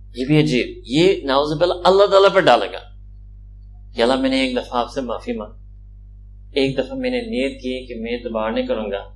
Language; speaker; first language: Urdu; early bilingual, heritage; Urdu